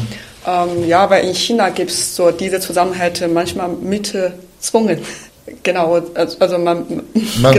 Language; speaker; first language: German; non-native, fluent; Chinese